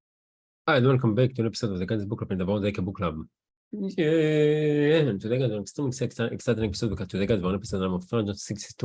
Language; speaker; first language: English; non-native, learner; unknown